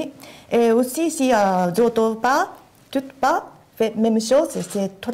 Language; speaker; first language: French; non-native, learner; Japanese